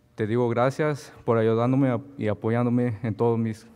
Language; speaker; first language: Spanish; early bilingual, heritage; Spanish